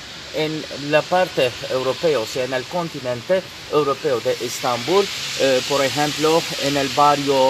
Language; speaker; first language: Spanish; non-native, fluent; Turkish